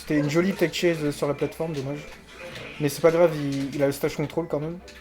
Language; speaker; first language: French; native; French